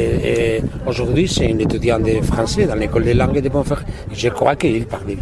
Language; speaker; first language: French; non-native, learner; Spanish